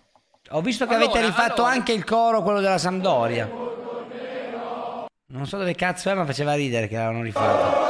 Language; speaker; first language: Italian; native; Italian